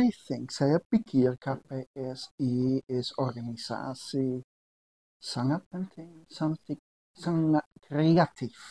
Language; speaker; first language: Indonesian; non-native, learner; Dutch